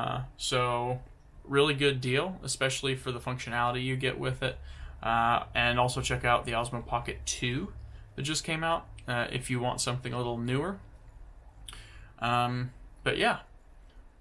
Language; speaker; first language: English; native; English